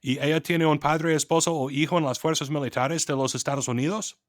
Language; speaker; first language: Spanish; non-native, fluent; English